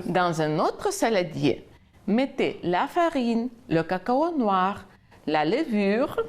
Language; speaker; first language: French; non-native, fluent; Ukrainian